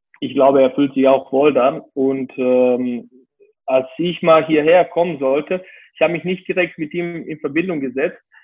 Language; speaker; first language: German; non-native, fluent; Serbian